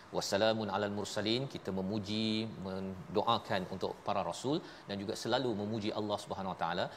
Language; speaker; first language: Malay; native; Malay